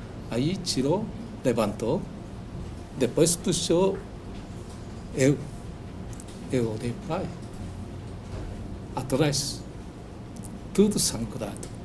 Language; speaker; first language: Portuguese; non-native, learner; Japanese